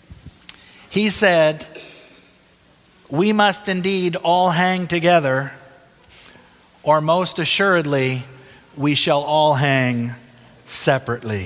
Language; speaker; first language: English; native; English